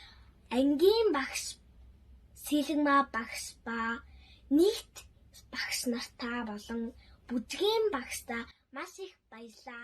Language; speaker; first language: Mongolian; early bilingual, heritage; Mongolian